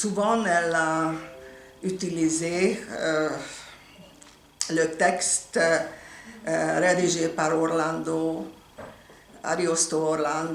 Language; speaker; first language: French; non-native, fluent; Hungarian